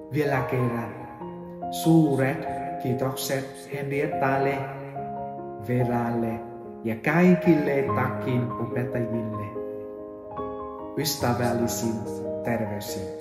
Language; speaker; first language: Finnish; non-native, learner; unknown